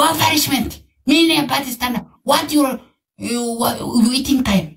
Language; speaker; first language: English; non-native, learner; Amharic